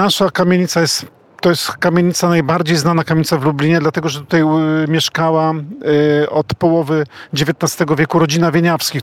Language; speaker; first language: Polish; native; Polish